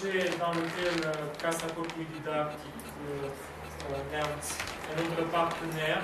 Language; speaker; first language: French; non-native, fluent; Romanian